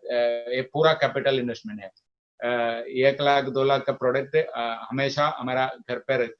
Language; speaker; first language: Hindi; non-native, local second language; Malayalam